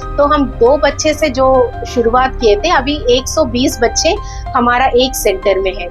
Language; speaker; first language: Hindi; non-native, local second language; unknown